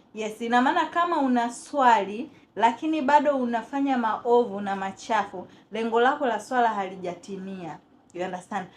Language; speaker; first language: Swahili; native; Swahili